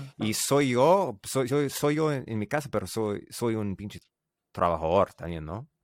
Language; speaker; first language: Spanish; non-native, learner; English